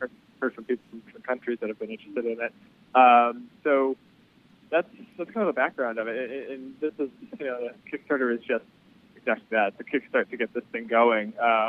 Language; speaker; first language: English; native; English